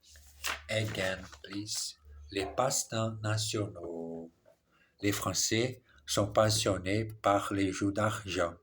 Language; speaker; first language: French; non-native, learner; English